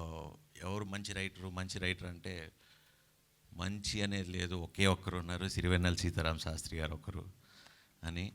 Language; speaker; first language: Telugu; native; Telugu